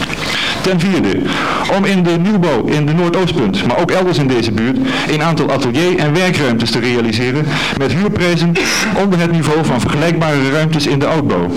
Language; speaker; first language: Dutch; native; Dutch